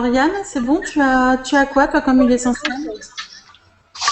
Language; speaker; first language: French; native; French